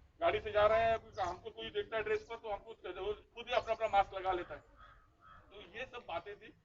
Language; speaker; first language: Hindi; non-native, local second language; Marathi